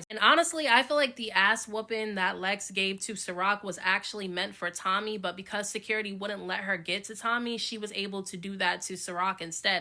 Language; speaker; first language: English; native; English